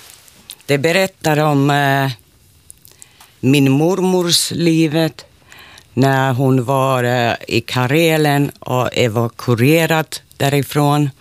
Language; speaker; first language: Swedish; non-native, local second language; Finnish